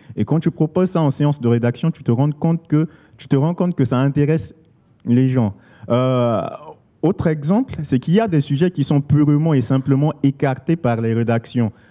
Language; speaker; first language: French; non-native, local second language; Sango